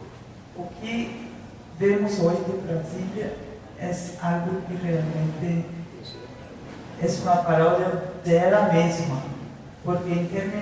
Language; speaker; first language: Spanish; non-native, fluent; Portuguese